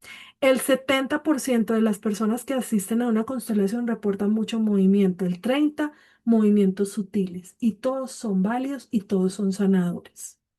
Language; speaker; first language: Spanish; native; Spanish